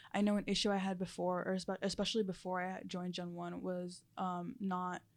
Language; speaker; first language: English; early bilingual, other home language; Spanish